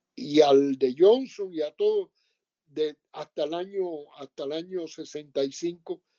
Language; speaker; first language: Spanish; native; Spanish